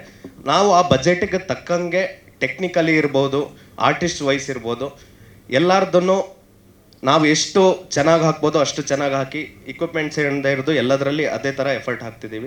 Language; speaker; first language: Kannada; native; Kannada